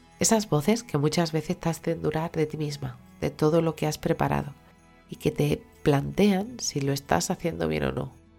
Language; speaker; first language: Spanish; native; Spanish